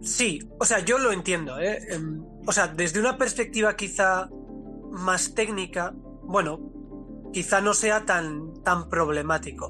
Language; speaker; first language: Spanish; native; Spanish